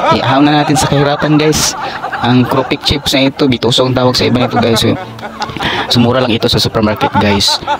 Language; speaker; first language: Filipino; non-native, local second language; Cebuano